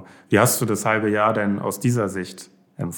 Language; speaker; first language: German; native; German